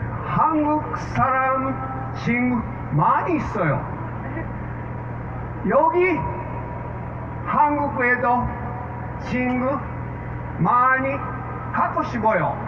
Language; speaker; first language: Korean; non-native, learner; Japanese